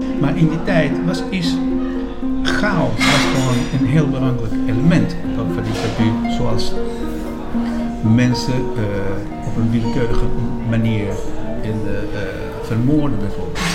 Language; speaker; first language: Dutch; non-native, fluent; Spanish